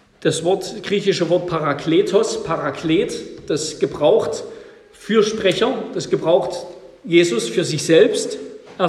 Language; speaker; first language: German; native; German